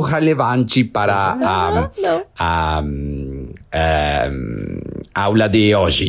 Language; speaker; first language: Portuguese; non-native, learner; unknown